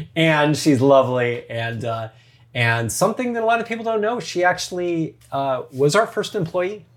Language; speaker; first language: English; native; English